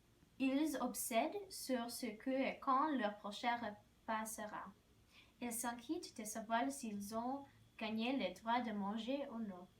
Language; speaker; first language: French; non-native, learner; English